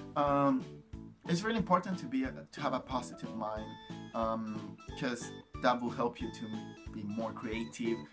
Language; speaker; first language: English; non-native, fluent; Spanish